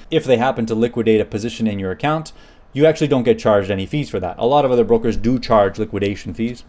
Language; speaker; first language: English; native; English